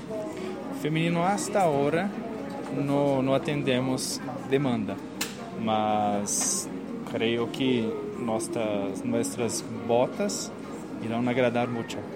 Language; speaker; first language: Spanish; non-native, learner; Portuguese